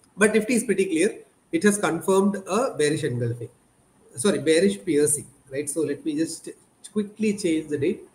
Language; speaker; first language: English; non-native, local second language; Malayalam